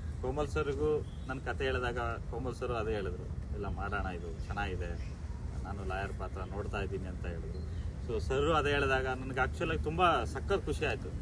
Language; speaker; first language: Kannada; native; Kannada